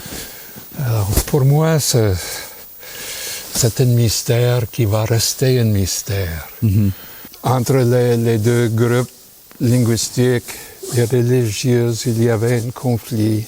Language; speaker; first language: French; non-native, local second language; English